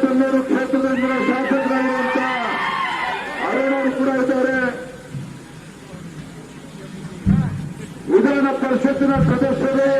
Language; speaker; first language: Kannada; native; Kannada